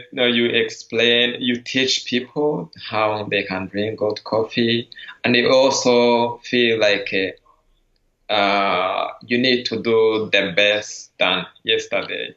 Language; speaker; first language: English; non-native, local second language; Kinyarwanda